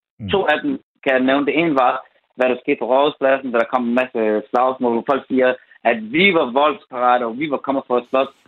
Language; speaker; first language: Danish; early bilingual, other home language; Persian